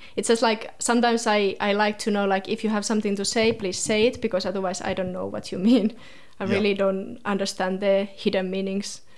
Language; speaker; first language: English; non-native, fluent; Finnish